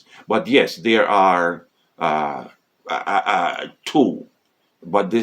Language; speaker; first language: English; non-native, fluent; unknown